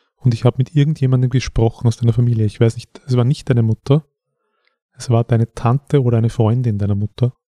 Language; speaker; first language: German; native; German